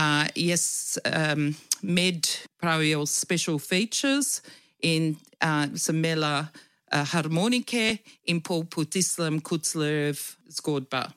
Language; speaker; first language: Slovenian; early bilingual, heritage; English